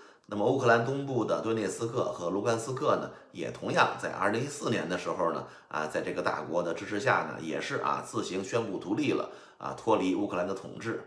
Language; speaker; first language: Chinese; native; Chinese